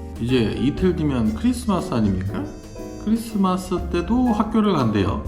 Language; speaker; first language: Korean; native; Korean